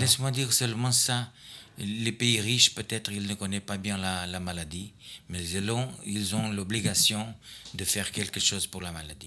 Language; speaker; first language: French; non-native, fluent; Portuguese